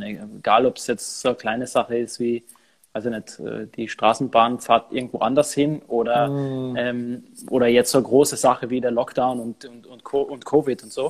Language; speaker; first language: German; native; German